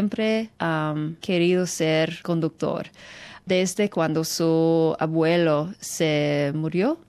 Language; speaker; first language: Spanish; non-native, fluent; English